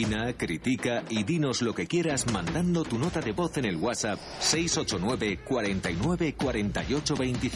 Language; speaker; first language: Spanish; native; Spanish